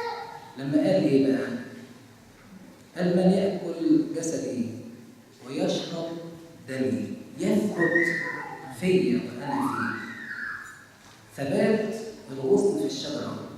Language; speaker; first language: Arabic; native; Arabic